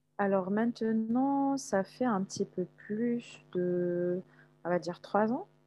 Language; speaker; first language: French; non-native, local second language; Arabic